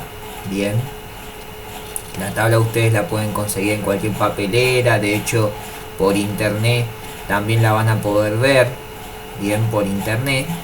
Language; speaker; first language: Spanish; native; Spanish